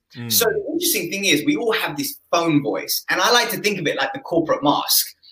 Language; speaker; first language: English; native; English